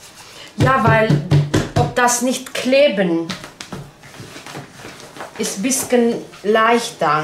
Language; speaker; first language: German; non-native, learner; Turkish